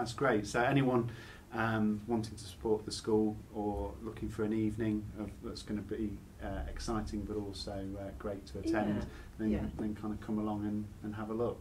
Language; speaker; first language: English; native; English